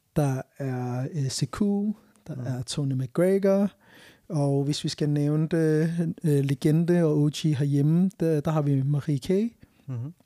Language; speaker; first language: Danish; early bilingual, other home language; Thai